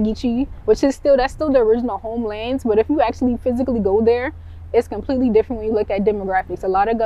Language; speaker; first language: English; early bilingual, other home language; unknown